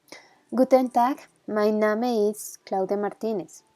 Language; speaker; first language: German; non-native, learner; Spanish